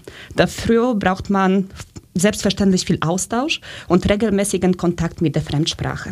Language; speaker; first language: German; early bilingual, other home language; Polish